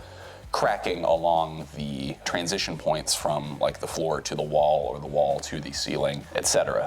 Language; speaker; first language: English; native; English